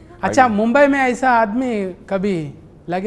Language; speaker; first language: Hindi; non-native, local second language; Telugu